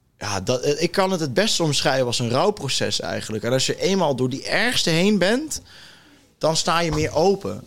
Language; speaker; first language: Dutch; native; Dutch